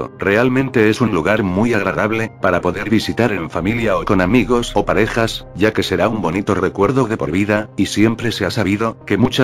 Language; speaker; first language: Spanish; native; Spanish